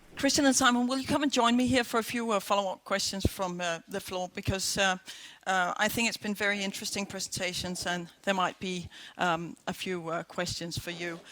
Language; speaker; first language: English; non-native, fluent; Danish